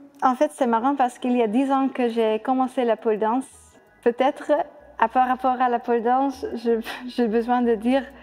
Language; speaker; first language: French; non-native, fluent; Dutch